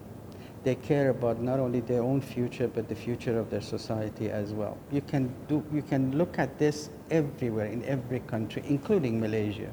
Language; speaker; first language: English; non-native, fluent; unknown